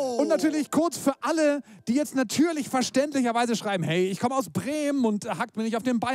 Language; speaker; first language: German; native; German